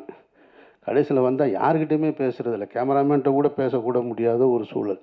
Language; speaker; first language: Tamil; native; Tamil